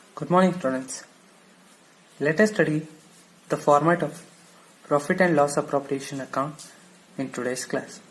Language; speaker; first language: English; non-native, local second language; Kannada